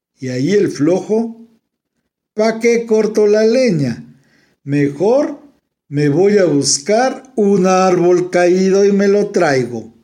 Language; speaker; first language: Spanish; native; Spanish